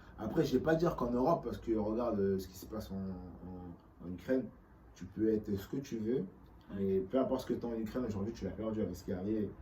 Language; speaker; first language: French; native; French